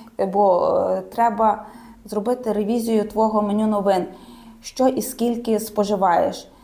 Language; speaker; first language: Ukrainian; native; Ukrainian